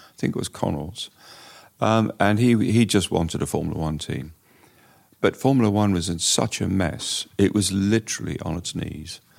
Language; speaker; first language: English; native; English